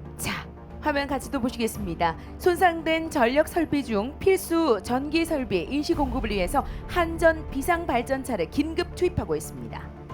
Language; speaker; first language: Korean; native; Korean